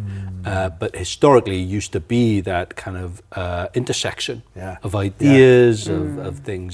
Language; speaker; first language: English; native; English